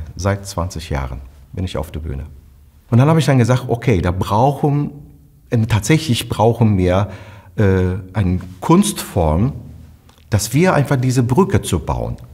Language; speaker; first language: German; non-native, fluent; Turkish